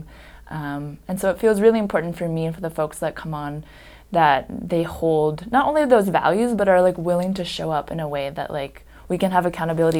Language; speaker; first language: English; native; English